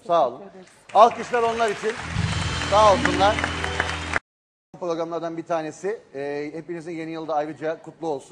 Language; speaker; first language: Turkish; native; Turkish